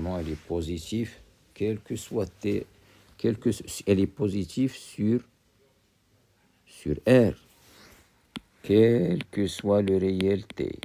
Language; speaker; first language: French; non-native, local second language; Arabic